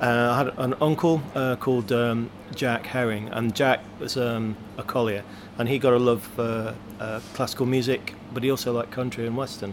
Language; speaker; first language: English; native; English